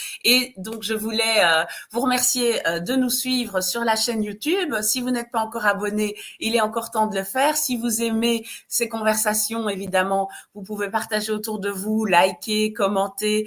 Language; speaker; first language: French; native; French